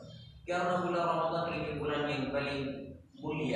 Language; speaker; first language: Indonesian; non-native, learner; Arabic